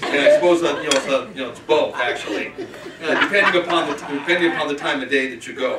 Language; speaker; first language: English; native; English